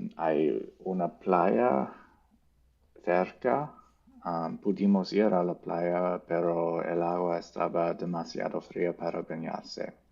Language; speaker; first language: Spanish; non-native, learner; English